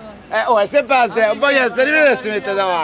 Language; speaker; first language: Italian; native; Italian